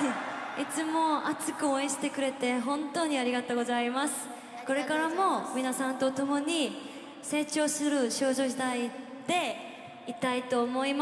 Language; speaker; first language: Japanese; non-native, fluent; Korean